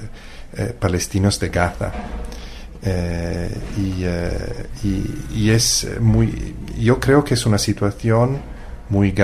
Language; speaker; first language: Spanish; non-native, fluent; Italian